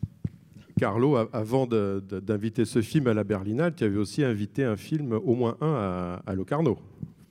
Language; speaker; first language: French; native; French